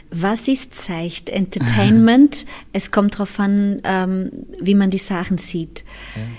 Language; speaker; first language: German; non-native, fluent; Portuguese